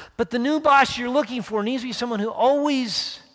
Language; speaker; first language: English; native; English